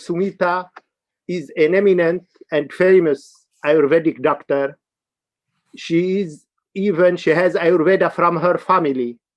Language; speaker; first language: English; non-native, learner; Arabic